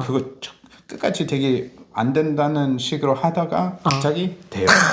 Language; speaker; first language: Korean; non-native, fluent; English